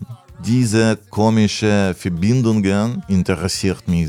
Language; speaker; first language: German; non-native, fluent; Russian